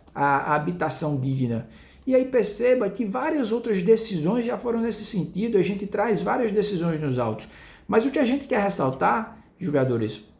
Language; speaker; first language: Portuguese; native; Portuguese